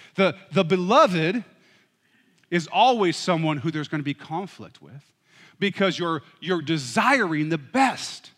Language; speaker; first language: English; native; English